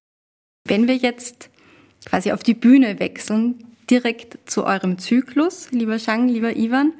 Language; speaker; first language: German; native; German